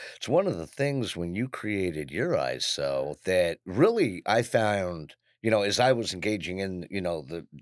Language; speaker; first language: English; native; English